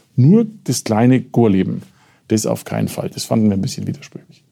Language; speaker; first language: German; native; German